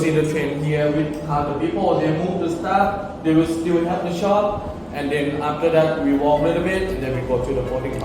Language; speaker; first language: English; non-native, fluent; Thai